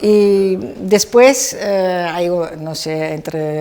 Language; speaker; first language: Spanish; non-native, fluent; Dutch